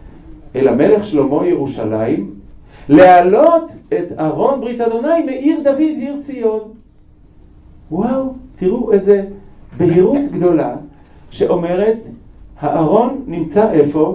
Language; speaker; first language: Hebrew; native; Hebrew